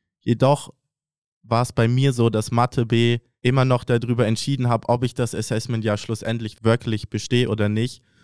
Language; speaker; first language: German; native; German